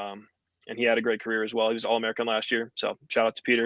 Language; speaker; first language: English; native; English